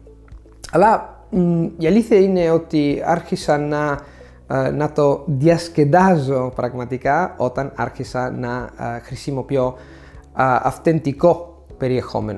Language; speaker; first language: Greek; non-native, fluent; Italian